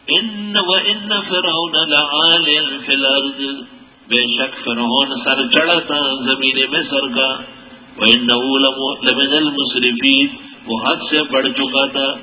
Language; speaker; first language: Urdu; non-native, local second language; Pashto